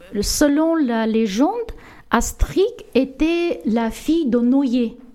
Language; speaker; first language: French; non-native, learner; Armenian